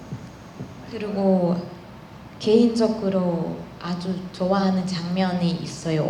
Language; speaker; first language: Korean; non-native, learner; Thai